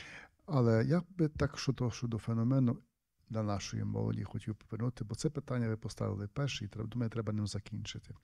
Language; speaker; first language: Ukrainian; native; Ukrainian